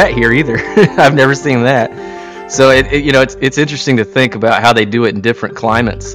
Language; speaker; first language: English; native; English